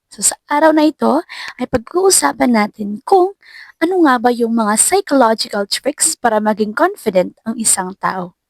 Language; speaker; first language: Filipino; non-native, local second language; Cebuano